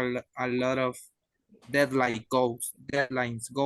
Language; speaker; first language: English; non-native, learner; Spanish